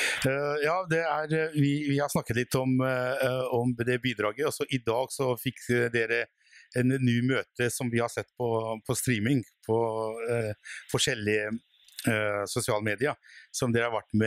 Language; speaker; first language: Norwegian; non-native, fluent; Albanian